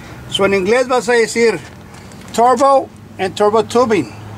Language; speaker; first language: Spanish; early bilingual, heritage; Spanish